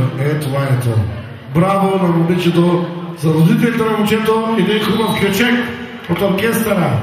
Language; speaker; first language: Bulgarian; non-native, local second language; Turkish